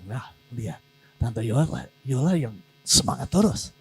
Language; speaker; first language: Indonesian; non-native, learner; English